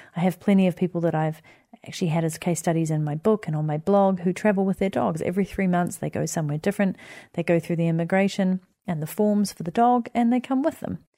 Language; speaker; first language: English; native; English